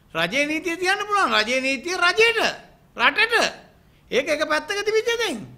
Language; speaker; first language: Sinhala; non-native, local second language; Tamil